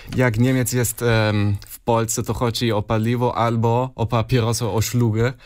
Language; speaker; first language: Polish; non-native, learner; German